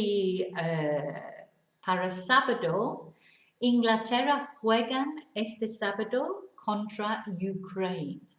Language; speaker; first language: Spanish; non-native, learner; English